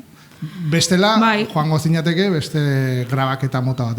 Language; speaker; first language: Basque; native; Basque